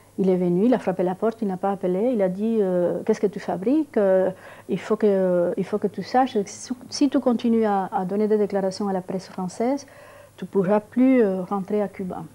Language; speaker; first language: French; non-native, fluent; Spanish